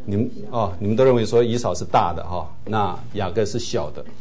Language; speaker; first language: Chinese; native; Chinese